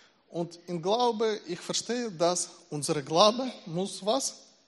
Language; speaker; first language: German; non-native, learner; Russian